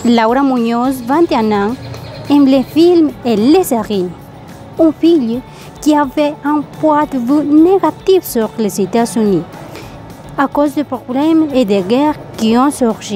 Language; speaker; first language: French; non-native, learner; Spanish